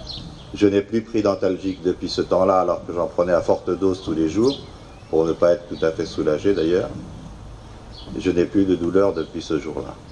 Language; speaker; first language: French; native; French